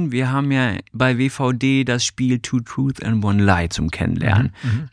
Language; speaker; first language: German; native; German